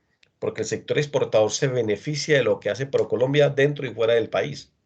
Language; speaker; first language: Spanish; native; Spanish